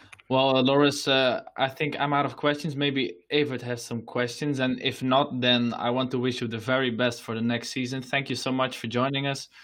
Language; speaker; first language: English; non-native, fluent; Dutch